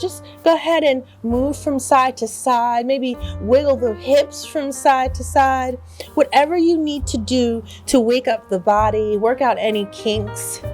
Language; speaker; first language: English; native; English